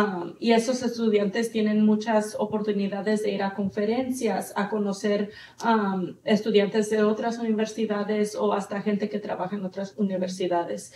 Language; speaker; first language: Spanish; early bilingual, heritage; Spanish